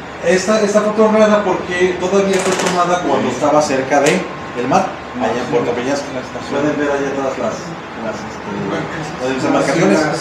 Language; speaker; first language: Spanish; native; Spanish